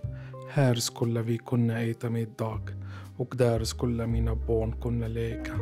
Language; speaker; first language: Swedish; non-native, learner; Arabic